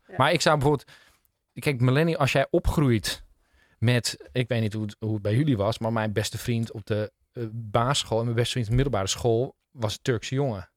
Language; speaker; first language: Dutch; native; Dutch